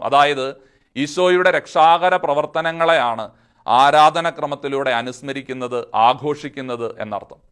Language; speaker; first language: Malayalam; native; Malayalam